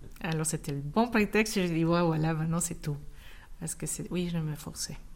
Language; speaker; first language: French; non-native, fluent; Spanish